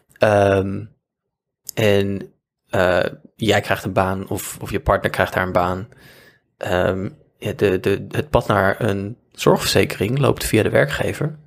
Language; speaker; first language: Dutch; native; Dutch